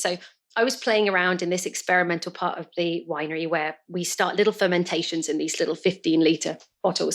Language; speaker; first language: English; native; English